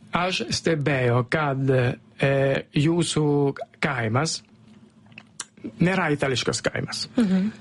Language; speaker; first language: Lithuanian; non-native, learner; Italian